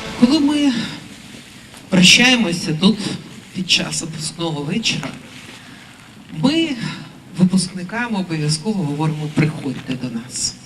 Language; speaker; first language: Ukrainian; native; Ukrainian